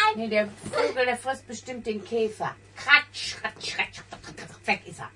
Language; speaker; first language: German; native; German